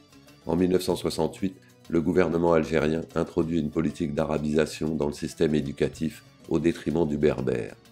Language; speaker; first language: French; native; French